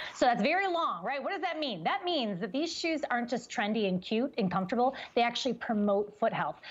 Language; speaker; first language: English; native; English